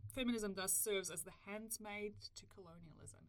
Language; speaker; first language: English; native; English